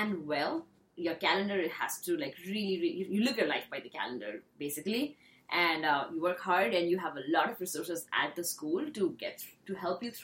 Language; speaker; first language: English; non-native, local second language; Hindi